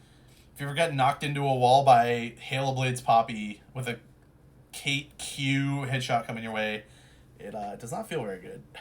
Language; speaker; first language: English; native; English